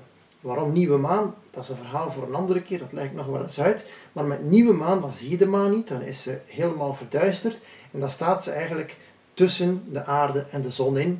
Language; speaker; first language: Dutch; native; Dutch